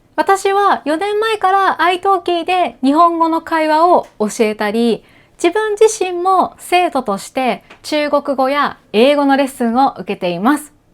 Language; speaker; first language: Japanese; native; Japanese